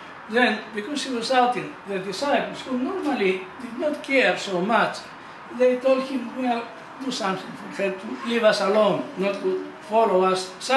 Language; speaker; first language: English; non-native, fluent; Greek